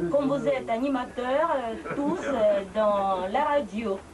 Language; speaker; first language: French; non-native, fluent; Russian